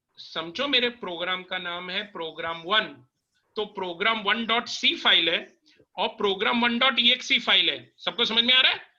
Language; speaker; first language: Hindi; native; Hindi